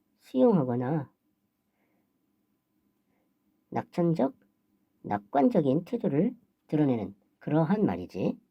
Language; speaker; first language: Korean; native; Korean